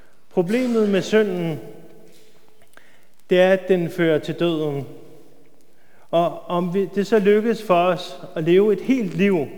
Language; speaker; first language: Danish; native; Danish